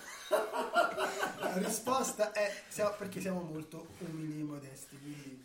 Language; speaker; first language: Italian; native; Italian